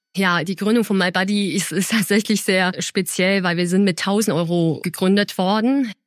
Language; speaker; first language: German; early bilingual, other home language; Chinese